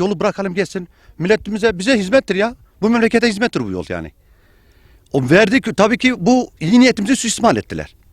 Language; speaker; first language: Turkish; non-native, local second language; Kurdish